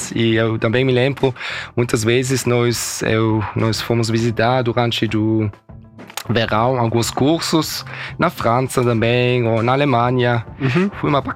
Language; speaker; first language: Portuguese; early bilingual, heritage; Portuguese